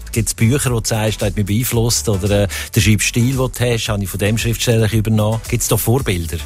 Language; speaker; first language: German; native; German